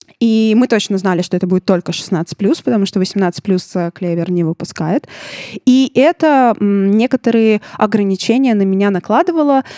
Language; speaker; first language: Russian; native; Russian